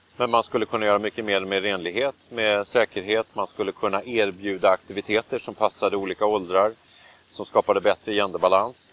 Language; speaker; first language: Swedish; native; Swedish